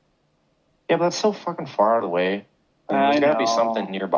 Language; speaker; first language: English; native; English